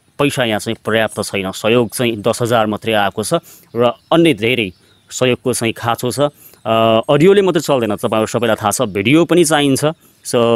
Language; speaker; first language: Nepali; native; Nepali